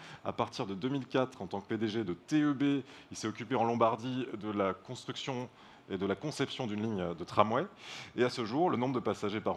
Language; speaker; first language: French; native; French